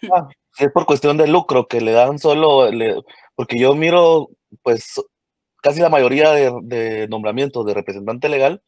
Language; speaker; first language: Spanish; native; Spanish